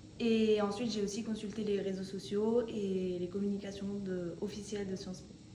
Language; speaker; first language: French; non-native, fluent; Spanish